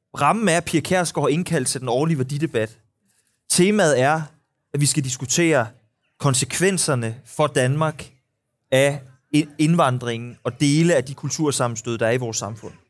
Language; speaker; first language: Danish; native; Danish